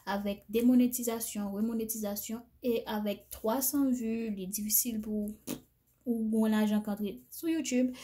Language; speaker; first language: French; non-native, learner; Haitian Creole